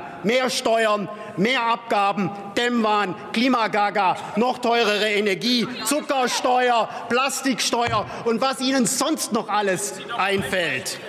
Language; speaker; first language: German; native; German